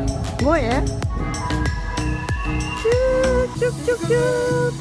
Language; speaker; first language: Dutch; non-native, learner; Cebuano